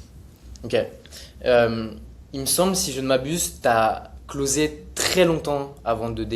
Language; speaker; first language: French; native; French